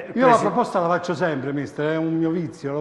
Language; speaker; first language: Italian; native; Italian